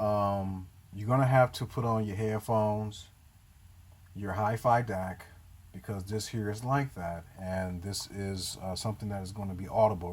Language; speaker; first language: English; native; English